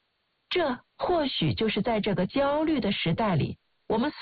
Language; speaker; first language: Chinese; native; Chinese